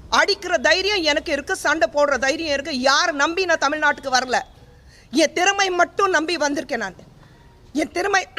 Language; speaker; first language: Tamil; non-native, fluent; Hindi